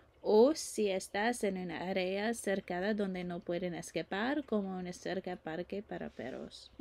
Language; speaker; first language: Spanish; non-native, learner; English